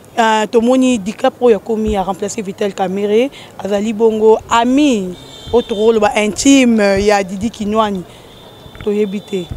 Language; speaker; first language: Lingala; native; Lingala